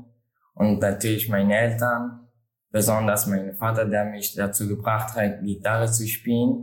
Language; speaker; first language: German; non-native, learner; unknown